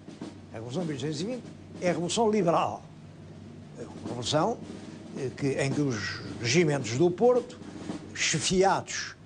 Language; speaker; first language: Portuguese; native; Portuguese